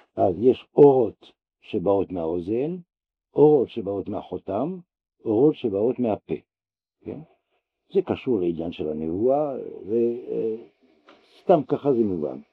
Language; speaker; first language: Hebrew; non-native, fluent; French